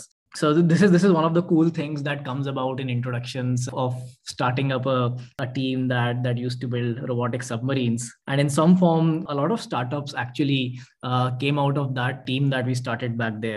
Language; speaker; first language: English; non-native, local second language; Hindi